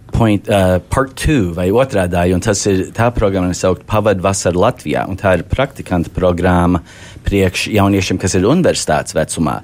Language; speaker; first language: Latvian; early bilingual, heritage; Latvian